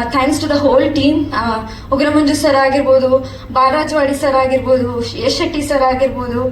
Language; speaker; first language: Kannada; native; Kannada